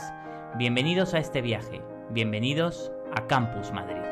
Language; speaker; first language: Spanish; native; Spanish